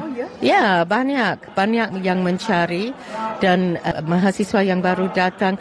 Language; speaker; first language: Indonesian; non-native, fluent; English